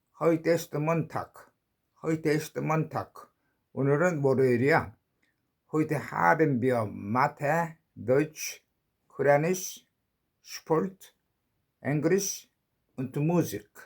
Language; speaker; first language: German; non-native, learner; Korean